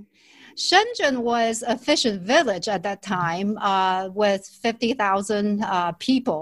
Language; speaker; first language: English; non-native, fluent; Chinese